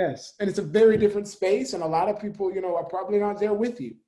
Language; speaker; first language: English; native; English